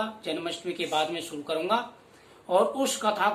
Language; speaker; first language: Hindi; native; Hindi